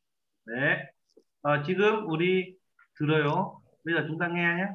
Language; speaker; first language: Korean; non-native, fluent; Vietnamese